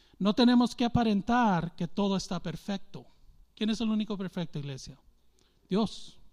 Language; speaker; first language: Spanish; early bilingual, heritage; English